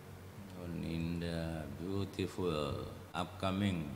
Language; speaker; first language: English; non-native, learner; Indonesian